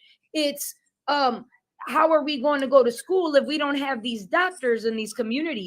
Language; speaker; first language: English; native; English